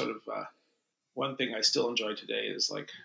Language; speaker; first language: English; native; English